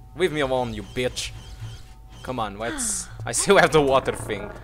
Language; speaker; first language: English; non-native, fluent; Portuguese